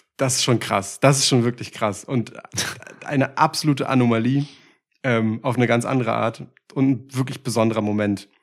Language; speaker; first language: German; early bilingual, other home language; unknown